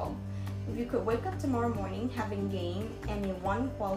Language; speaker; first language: English; non-native, fluent; Vietnamese